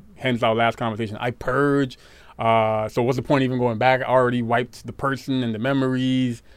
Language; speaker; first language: English; native; English